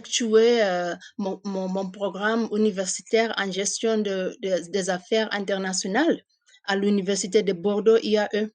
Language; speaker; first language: French; non-native, fluent; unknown